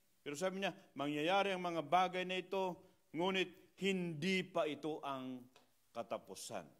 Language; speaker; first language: Filipino; non-native, local second language; Iloko